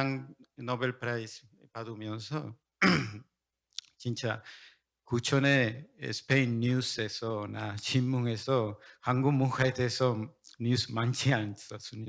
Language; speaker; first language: Korean; non-native, learner; Spanish